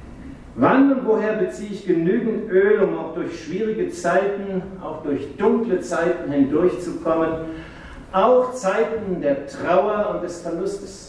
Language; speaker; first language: German; native; German